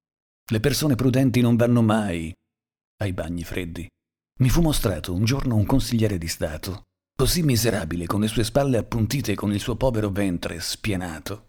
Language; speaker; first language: Italian; native; Italian